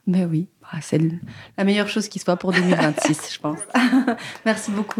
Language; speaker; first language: French; native; French